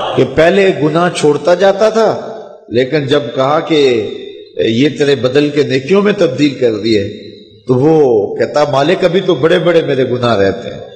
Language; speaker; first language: Urdu; non-native, local second language; Punjabi